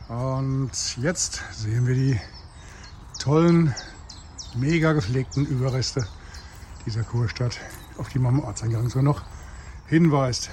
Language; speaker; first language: German; native; German